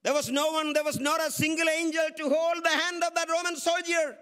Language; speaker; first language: English; non-native, local second language; Malayalam